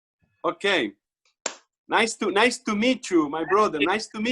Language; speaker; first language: English; non-native, learner; Portuguese